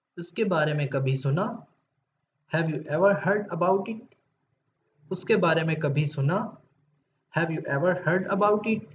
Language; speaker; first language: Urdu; native; Urdu